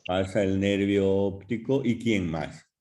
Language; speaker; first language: Spanish; native; Spanish